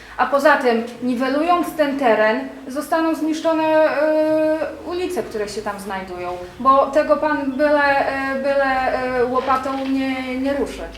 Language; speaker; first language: Polish; native; Polish